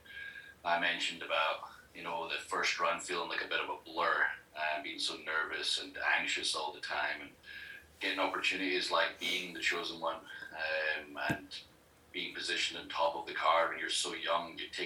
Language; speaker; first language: English; native; English